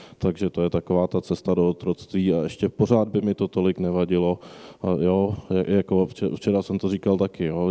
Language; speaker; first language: Czech; native; Czech